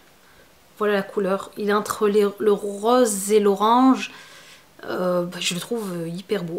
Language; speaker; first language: French; native; French